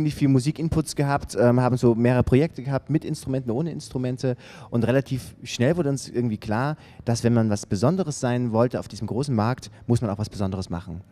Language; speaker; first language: German; native; German